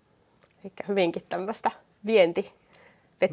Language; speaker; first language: Finnish; native; Finnish